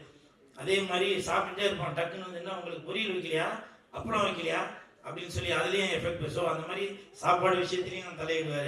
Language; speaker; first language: Tamil; native; Tamil